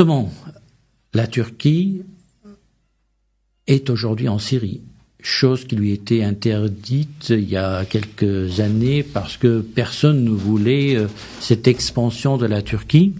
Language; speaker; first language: French; native; French